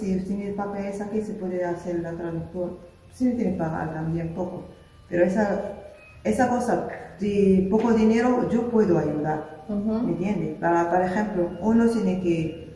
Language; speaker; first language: Spanish; non-native, local second language; Arabic